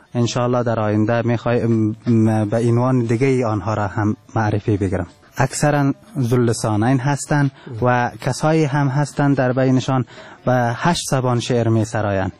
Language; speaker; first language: Persian; non-native, local second language; Turkmen